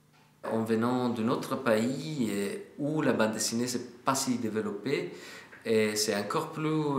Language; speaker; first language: French; non-native, fluent; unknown